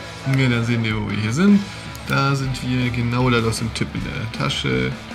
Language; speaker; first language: German; native; German